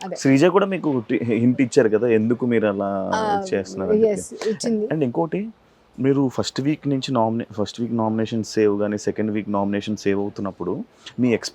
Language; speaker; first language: Telugu; native; Telugu